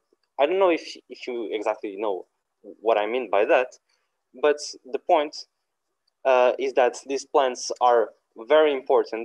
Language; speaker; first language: English; non-native, fluent; Portuguese